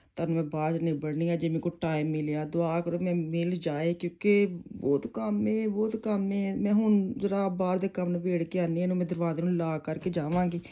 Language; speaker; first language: Urdu; non-native, local second language; Punjabi